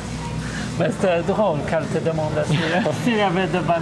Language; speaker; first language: French; non-native, fluent; Portuguese